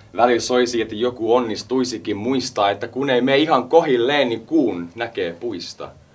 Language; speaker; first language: Finnish; early bilingual, heritage; Finnish